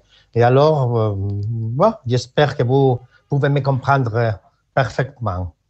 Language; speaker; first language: French; non-native, learner; Spanish